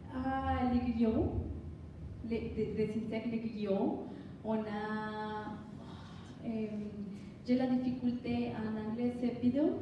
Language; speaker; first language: French; non-native, learner; Spanish